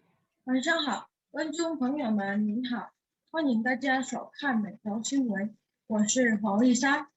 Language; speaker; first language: Chinese; non-native, learner; Indonesian